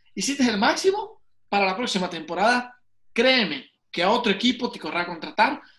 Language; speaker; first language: Spanish; native; Spanish